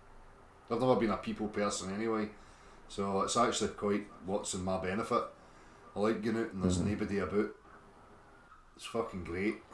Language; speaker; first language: English; native; English